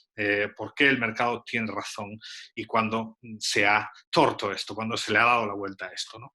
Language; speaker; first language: Spanish; native; Spanish